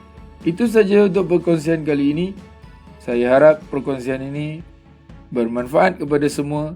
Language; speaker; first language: Malay; native; Malay